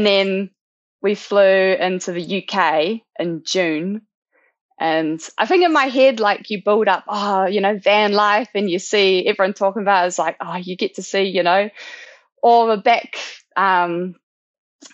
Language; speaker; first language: English; native; English